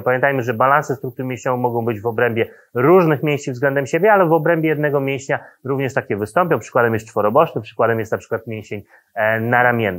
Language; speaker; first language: Polish; native; Polish